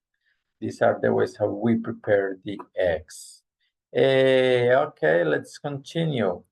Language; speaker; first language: English; non-native, fluent; Spanish